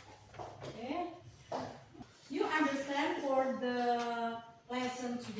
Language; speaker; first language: English; non-native, learner; Indonesian